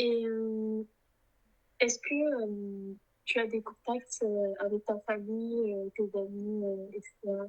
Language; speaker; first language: French; native; French